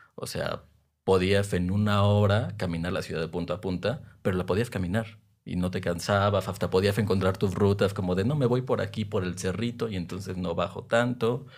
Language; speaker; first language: Spanish; native; Spanish